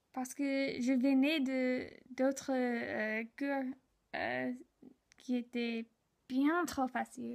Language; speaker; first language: French; non-native, learner; English